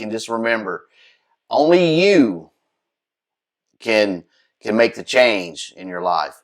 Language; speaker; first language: English; native; English